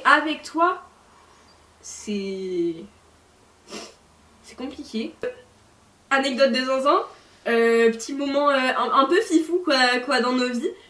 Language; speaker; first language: French; native; French